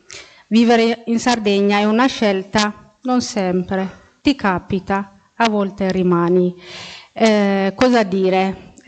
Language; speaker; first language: Italian; non-native, fluent; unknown